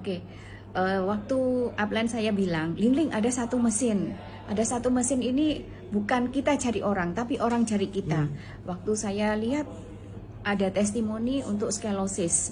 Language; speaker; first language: Indonesian; non-native, local second language; Malay